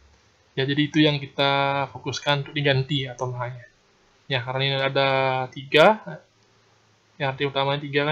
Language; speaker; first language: Indonesian; native; Indonesian